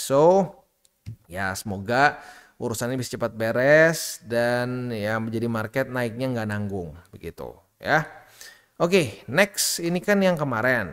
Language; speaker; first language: Indonesian; native; Indonesian